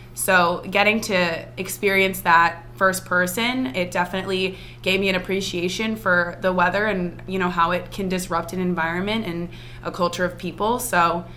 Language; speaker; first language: English; native; English